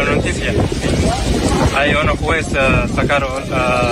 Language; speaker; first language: Spanish; non-native, learner; Arabic